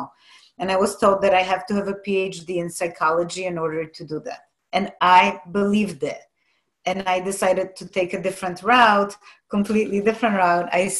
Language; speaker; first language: English; non-native, fluent; Polish